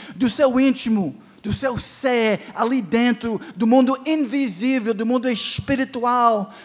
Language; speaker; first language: Portuguese; non-native, fluent; English